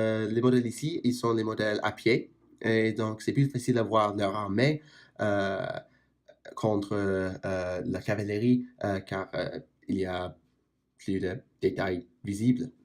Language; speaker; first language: French; non-native, fluent; English